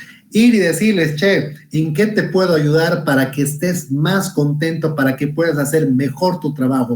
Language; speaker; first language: Spanish; native; Spanish